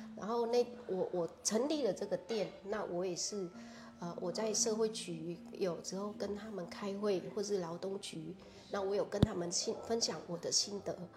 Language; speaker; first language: Chinese; non-native, fluent; Vietnamese